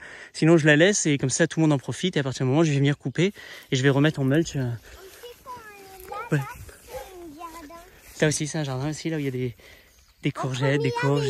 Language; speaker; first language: French; native; French